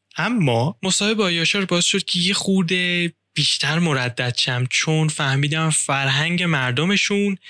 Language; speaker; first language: Persian; native; Persian